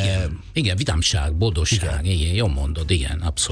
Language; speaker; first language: Hungarian; non-native, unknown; Italian